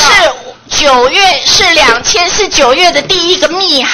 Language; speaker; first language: Chinese; native; Chinese